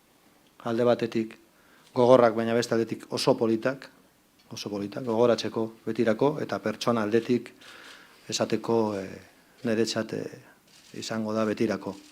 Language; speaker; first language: Basque; non-native, local second language; Spanish